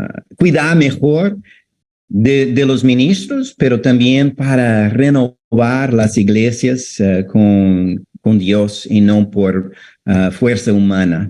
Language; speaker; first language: Spanish; non-native, fluent; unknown